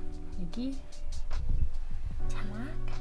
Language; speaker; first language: Korean; non-native, learner; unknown